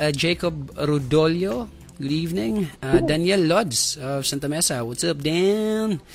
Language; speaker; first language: English; non-native, local second language; Waray